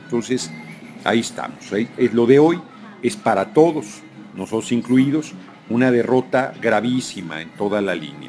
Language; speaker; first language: Spanish; native; Spanish